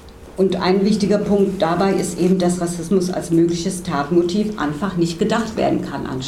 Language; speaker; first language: German; native; German